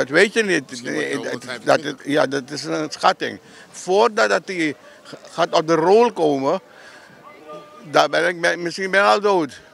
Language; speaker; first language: Dutch; non-native, local second language; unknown